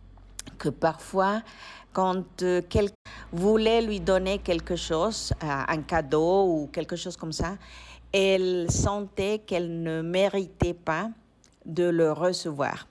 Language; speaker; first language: French; non-native, fluent; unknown